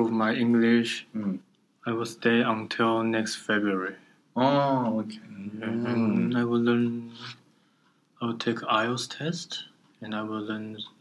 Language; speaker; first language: English; non-native, learner; Chinese